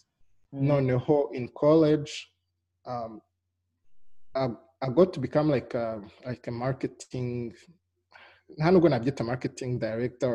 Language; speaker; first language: English; non-native, local second language; Kinyarwanda